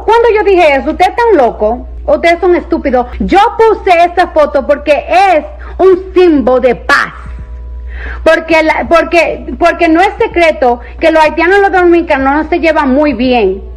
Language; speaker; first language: Spanish; early bilingual, heritage; Spanish